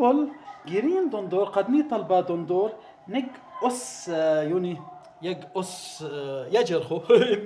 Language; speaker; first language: Mongolian; non-native, learner; Arabic